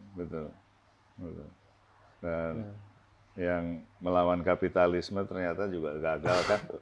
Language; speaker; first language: Indonesian; native; Indonesian